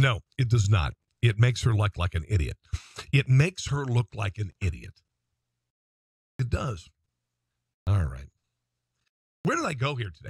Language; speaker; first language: English; native; English